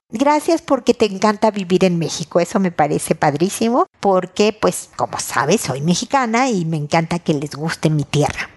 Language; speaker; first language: Spanish; native; Spanish